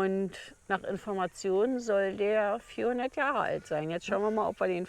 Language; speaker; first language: German; native; German